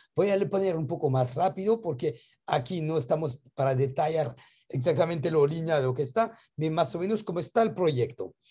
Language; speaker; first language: Spanish; non-native, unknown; French